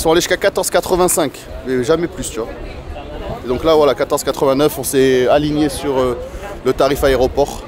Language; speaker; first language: French; native; French